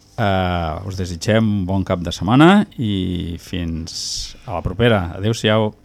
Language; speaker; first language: Catalan; native; Catalan